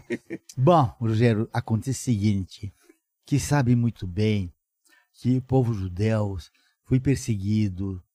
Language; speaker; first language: Portuguese; non-native, fluent; Romanian